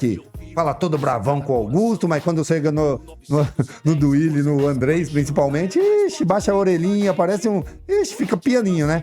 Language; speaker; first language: Portuguese; native; Portuguese